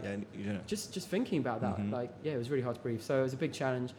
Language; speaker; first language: English; native; English